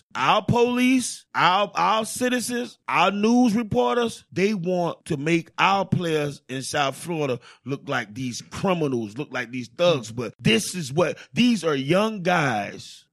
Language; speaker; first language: English; native; English